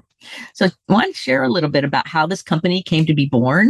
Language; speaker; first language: English; native; English